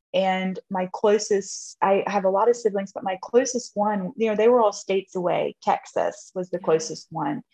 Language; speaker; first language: English; native; English